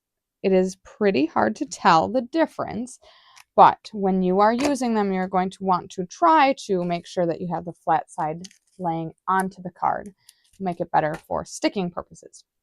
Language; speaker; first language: English; native; English